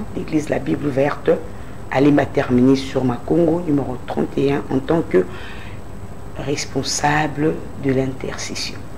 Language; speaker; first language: French; non-native, local second language; Lingala